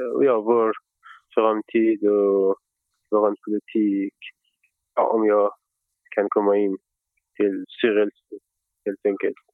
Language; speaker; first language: Swedish; non-native, fluent; Persian